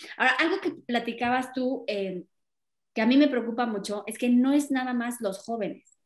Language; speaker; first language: Spanish; native; Spanish